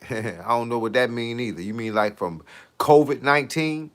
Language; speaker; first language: English; native; English